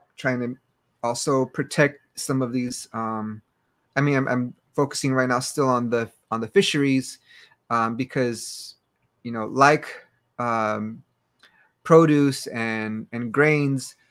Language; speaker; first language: English; native; English